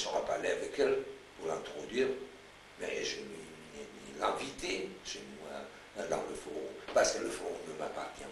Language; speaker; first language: French; non-native, fluent; Romanian